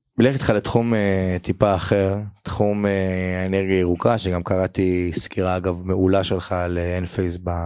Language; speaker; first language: Hebrew; native; Hebrew